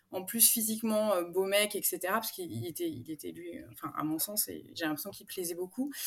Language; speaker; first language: French; native; French